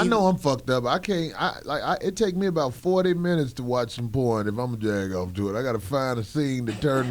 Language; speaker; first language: English; native; English